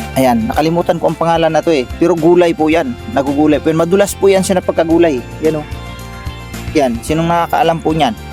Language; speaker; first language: Filipino; non-native, local second language; Cebuano